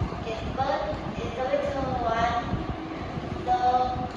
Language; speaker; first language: English; non-native, learner; Vietnamese